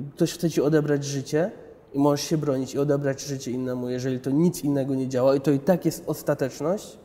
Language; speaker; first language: Polish; early bilingual, other home language; Chechen